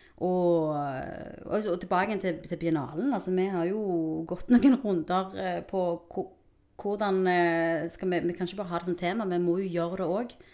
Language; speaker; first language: Norwegian; early bilingual, other home language; Spanish